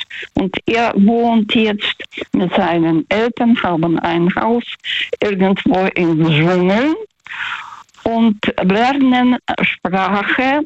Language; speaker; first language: German; non-native, fluent; Russian